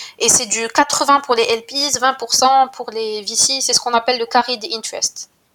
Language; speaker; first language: French; non-native, local second language; Arabic